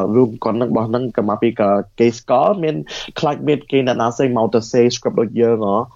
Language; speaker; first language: Khmer; early bilingual, heritage; Khmer